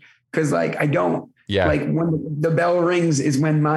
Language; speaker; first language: English; native; English